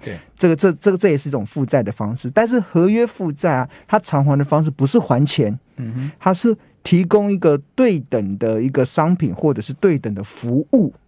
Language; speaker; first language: Chinese; native; Chinese